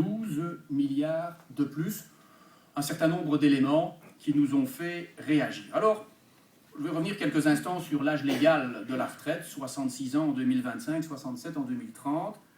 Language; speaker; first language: French; native; French